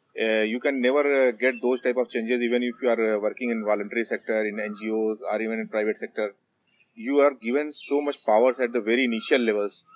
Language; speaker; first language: English; non-native, local second language; Hindi